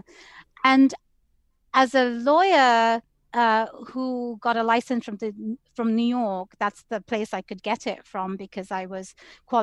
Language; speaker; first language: English; native; English